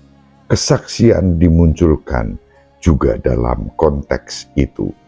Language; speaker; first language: Indonesian; native; Indonesian